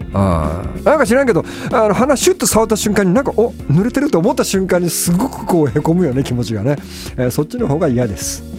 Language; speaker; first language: Japanese; native; Japanese